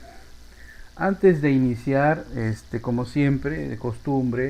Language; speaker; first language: Spanish; native; Spanish